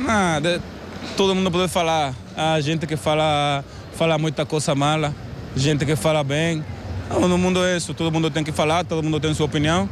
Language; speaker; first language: Portuguese; non-native, learner; Spanish